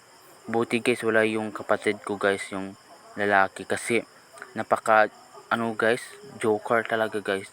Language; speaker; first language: Filipino; non-native, local second language; Cebuano